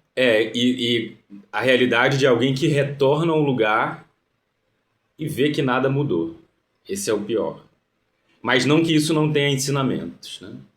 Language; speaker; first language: Portuguese; native; Portuguese